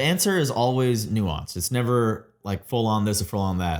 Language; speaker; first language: English; native; English